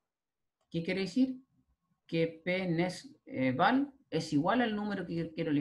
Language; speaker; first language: Spanish; native; Spanish